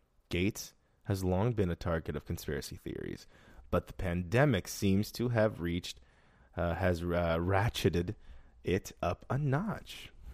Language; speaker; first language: English; early bilingual, other home language; Spanish